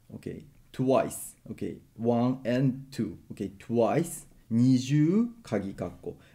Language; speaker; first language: English; non-native, learner; Japanese